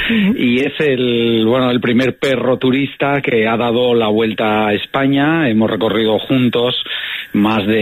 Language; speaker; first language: Spanish; native; Spanish